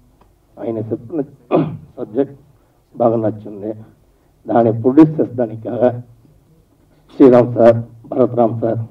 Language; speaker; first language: Telugu; non-native, learner; Tamil